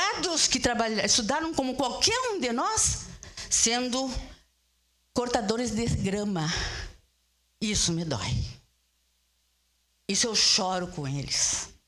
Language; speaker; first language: Portuguese; early bilingual, other home language; Spanish